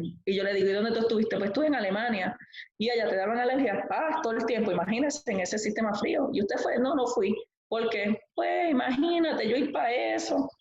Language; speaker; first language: Spanish; native; Spanish